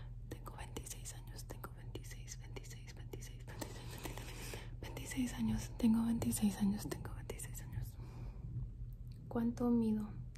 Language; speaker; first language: Spanish; early bilingual, heritage; Spanish